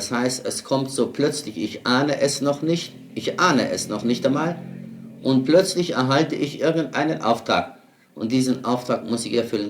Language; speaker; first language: German; native; German